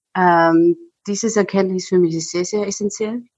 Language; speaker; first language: German; non-native, fluent; Chinese